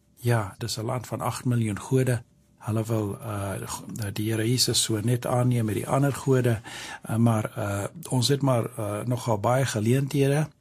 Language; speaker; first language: Afrikaans; early bilingual, heritage; English